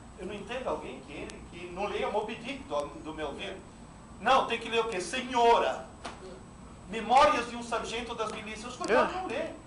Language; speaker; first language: Portuguese; non-native, fluent; Italian